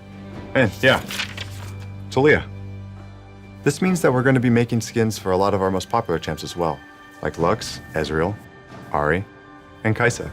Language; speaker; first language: English; native; English